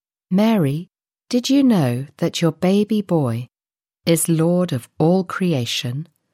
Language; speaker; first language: English; native; English